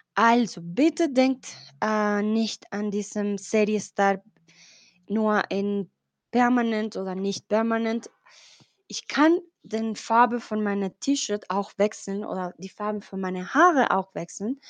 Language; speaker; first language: German; non-native, fluent; Spanish